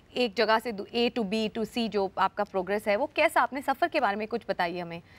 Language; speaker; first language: Hindi; native; Hindi